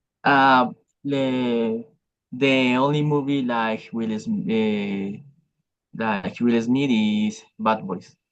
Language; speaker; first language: English; non-native, learner; Spanish